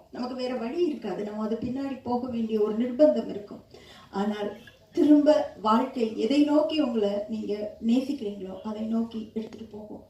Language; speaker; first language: Tamil; native; Tamil